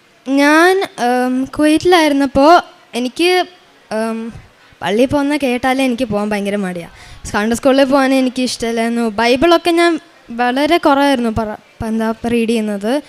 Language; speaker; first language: Malayalam; early bilingual, heritage; Malayalam